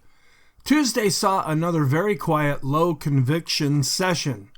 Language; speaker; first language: English; native; English